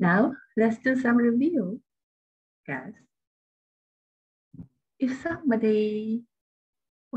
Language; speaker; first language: English; non-native, learner; Chinese